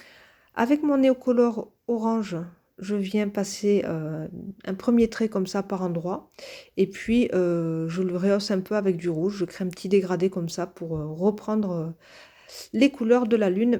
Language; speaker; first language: French; native; French